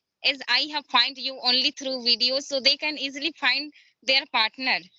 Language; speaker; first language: English; non-native, learner; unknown